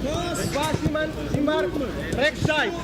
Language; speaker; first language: German; non-native, learner; Italian